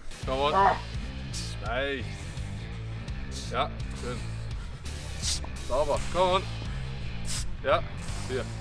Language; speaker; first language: German; native; German